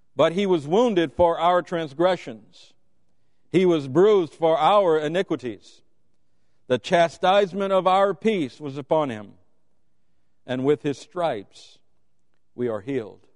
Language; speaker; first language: English; native; English